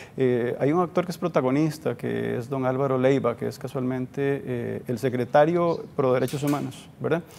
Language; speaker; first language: Spanish; native; Spanish